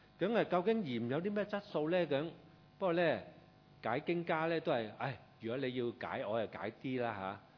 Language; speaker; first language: Chinese; non-native, local second language; Cantonese